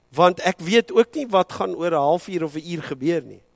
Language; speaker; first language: Afrikaans; early bilingual, heritage; Afrikaans